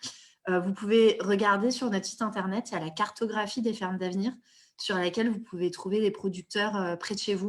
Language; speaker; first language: French; native; French